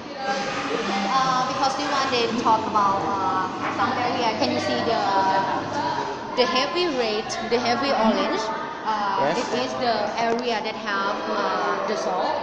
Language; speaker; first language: English; non-native, learner; Thai